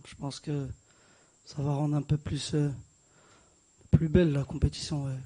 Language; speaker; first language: French; native; French